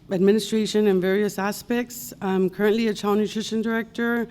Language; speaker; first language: English; native; English